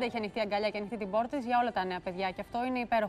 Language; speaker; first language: Greek; native; Greek